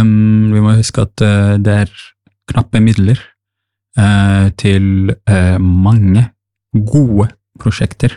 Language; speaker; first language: Norwegian; non-native, fluent; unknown